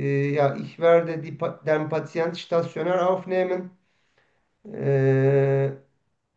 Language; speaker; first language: German; non-native, learner; Turkish